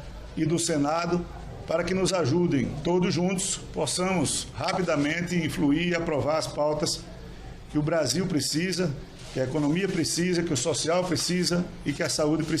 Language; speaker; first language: Portuguese; native; Portuguese